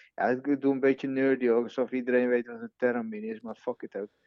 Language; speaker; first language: Dutch; non-native, fluent; Portuguese